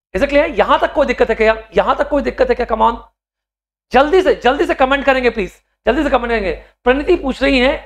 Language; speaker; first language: Hindi; native; Hindi